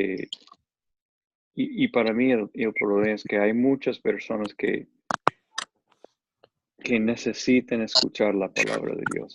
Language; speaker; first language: Spanish; non-native, learner; English